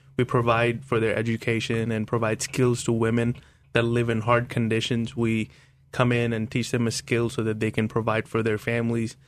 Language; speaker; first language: English; non-native, local second language; Hindi